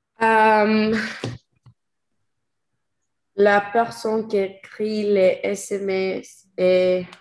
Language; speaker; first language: French; non-native, learner; English